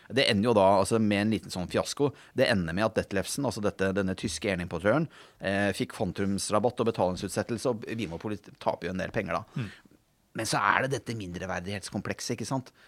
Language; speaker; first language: Norwegian; native; Norwegian